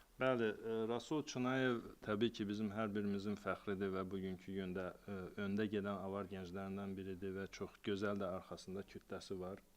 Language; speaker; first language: Azerbaijani; non-native, local second language; Avaric